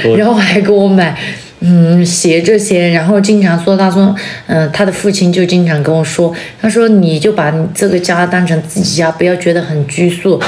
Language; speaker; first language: Chinese; non-native, local second language; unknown